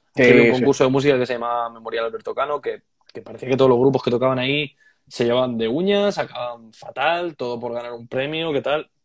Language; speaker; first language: Spanish; native; Spanish